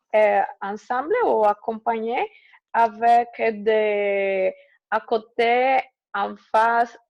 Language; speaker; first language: French; non-native, learner; Spanish